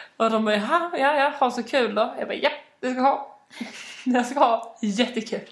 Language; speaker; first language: Swedish; native; Swedish